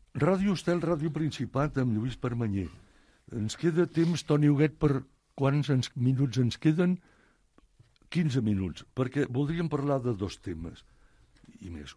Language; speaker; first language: Catalan; native; Catalan